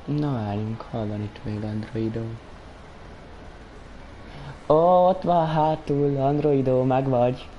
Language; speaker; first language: Hungarian; native; Hungarian